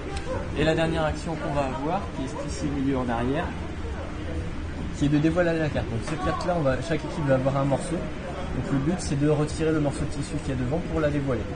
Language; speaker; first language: French; native; French